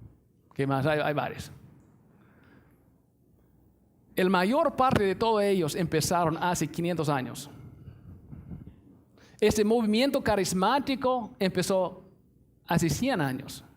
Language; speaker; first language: Spanish; non-native, fluent; English